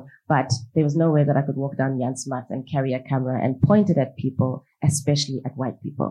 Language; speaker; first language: English; non-native, local second language; Xhosa